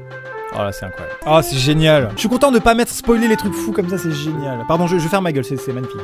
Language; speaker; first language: French; native; French